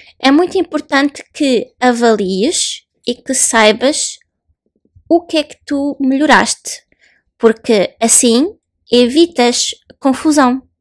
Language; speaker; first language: Portuguese; native; Portuguese